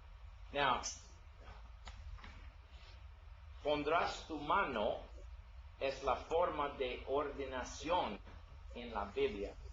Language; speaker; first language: Spanish; non-native, learner; English